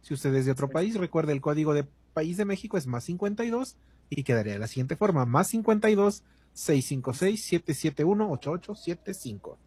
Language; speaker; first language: Spanish; native; Spanish